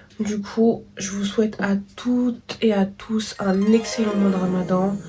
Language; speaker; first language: French; native; French